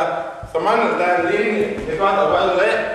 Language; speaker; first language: Danish; native; Danish